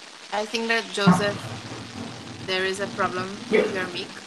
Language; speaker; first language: English; non-native, fluent; Portuguese